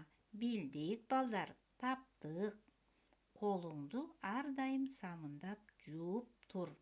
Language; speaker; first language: Kyrgyz; native; Kyrgyz